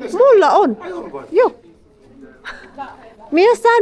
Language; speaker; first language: Finnish; non-native, learner; Filipino